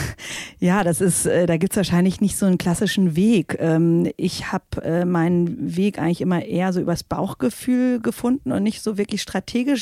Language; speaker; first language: German; native; German